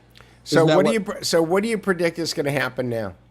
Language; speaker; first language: English; native; English